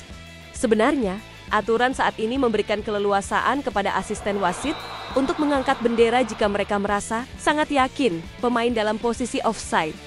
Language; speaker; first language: Indonesian; native; Indonesian